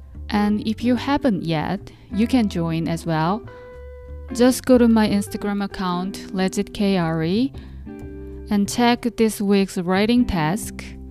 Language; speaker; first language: English; non-native, fluent; Korean